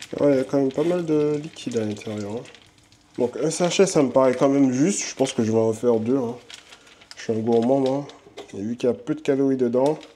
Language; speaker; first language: French; native; French